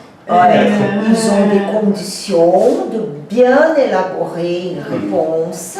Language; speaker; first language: French; non-native, fluent; Portuguese